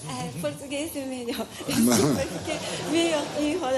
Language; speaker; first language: Portuguese; non-native, learner; Japanese